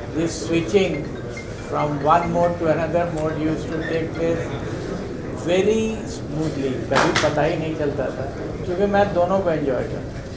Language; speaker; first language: Hindi; native; Hindi